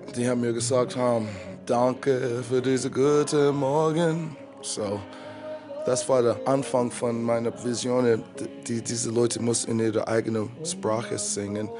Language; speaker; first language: German; non-native, fluent; English